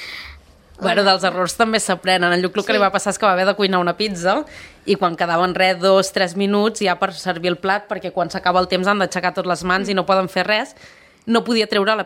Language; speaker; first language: Catalan; native; Catalan